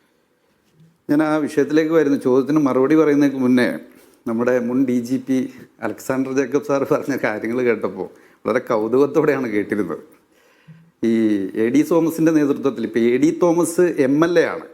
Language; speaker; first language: Malayalam; native; Malayalam